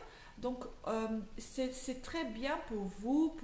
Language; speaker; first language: French; non-native, local second language; Dutch